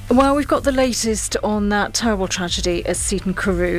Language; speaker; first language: English; native; English